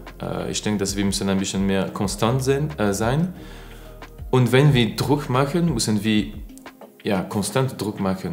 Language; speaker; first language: German; non-native, learner; French